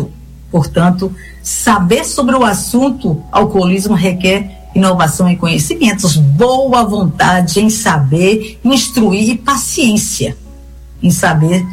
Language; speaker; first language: Portuguese; native; Portuguese